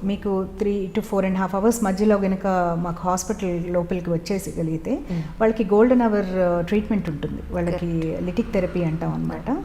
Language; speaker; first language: Telugu; native; Telugu